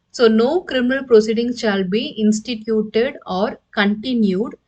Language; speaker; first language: English; non-native, local second language; Tamil